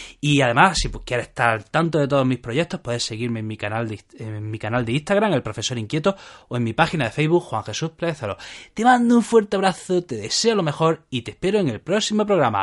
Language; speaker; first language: Spanish; native; Spanish